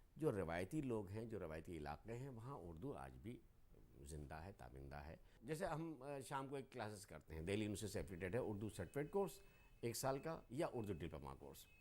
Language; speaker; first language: Urdu; native; Urdu